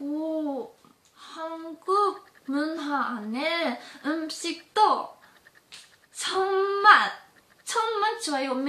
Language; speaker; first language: Korean; non-native, learner; German